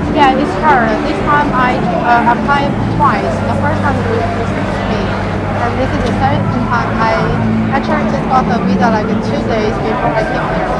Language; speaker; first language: English; non-native, learner; Chinese